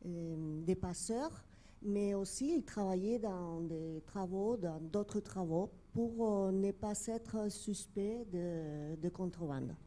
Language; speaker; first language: French; non-native, fluent; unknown